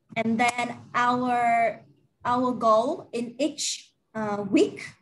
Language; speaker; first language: English; non-native, learner; Vietnamese